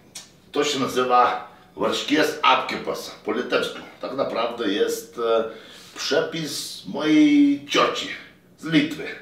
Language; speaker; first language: Polish; non-native, fluent; Lithuanian